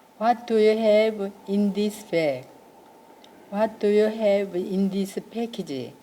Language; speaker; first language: English; non-native, learner; Korean